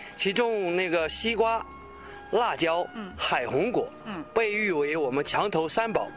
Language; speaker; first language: Chinese; native; Chinese